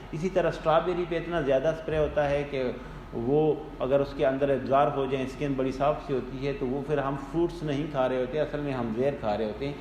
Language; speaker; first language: Urdu; non-native, local second language; Pashto